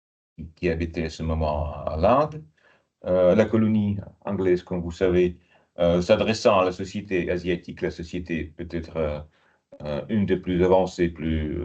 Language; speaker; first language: French; non-native, fluent; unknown